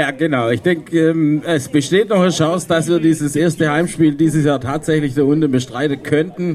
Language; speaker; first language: German; native; German